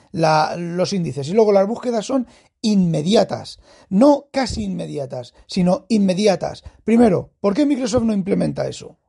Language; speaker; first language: Spanish; native; Spanish